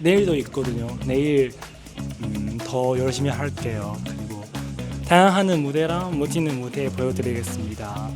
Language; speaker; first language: Korean; non-native, learner; Chinese